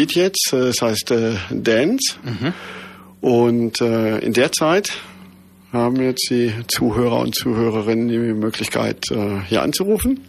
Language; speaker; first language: German; native; German